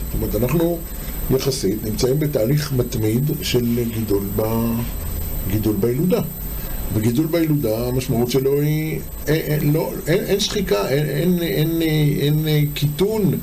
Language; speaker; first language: Hebrew; native; Hebrew